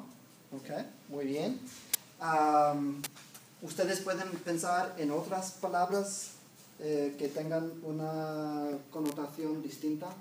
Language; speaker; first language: Spanish; non-native, fluent; English